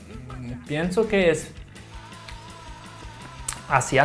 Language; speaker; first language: Spanish; non-native, fluent; German